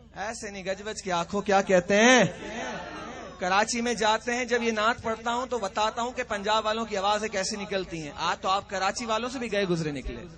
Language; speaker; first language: Urdu; non-native, local second language; Punjabi